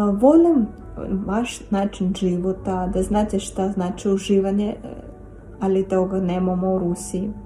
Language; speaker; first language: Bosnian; non-native, learner; Russian